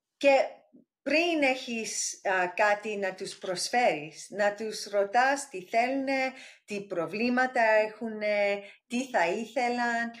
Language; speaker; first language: Greek; early bilingual, heritage; English